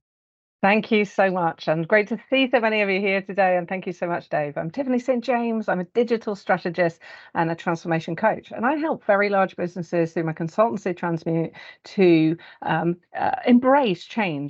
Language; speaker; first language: English; native; English